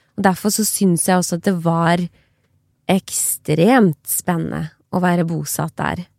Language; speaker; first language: Norwegian; early bilingual, other home language; Persian